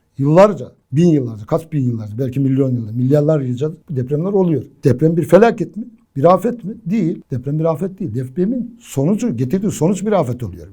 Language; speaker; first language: Turkish; native; Turkish